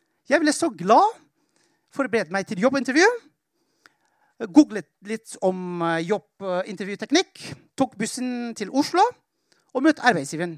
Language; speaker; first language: Norwegian; non-native, fluent; Persian